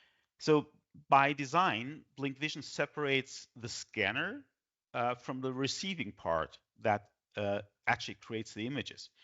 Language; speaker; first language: English; non-native, fluent; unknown